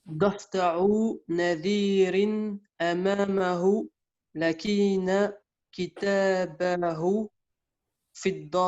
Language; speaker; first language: Arabic; non-native, learner; French